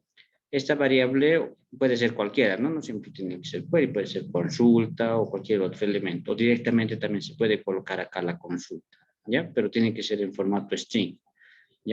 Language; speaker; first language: Spanish; native; Spanish